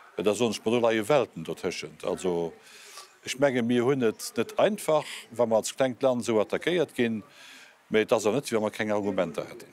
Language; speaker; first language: Luxembourgish; native; Luxembourgish